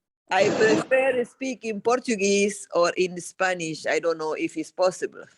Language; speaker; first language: English; non-native, learner; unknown